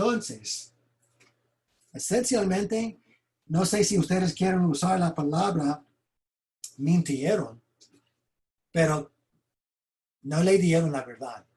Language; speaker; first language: Spanish; non-native, fluent; English